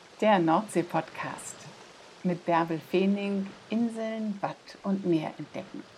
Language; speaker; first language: German; native; German